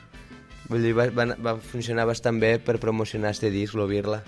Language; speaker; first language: Catalan; native; Catalan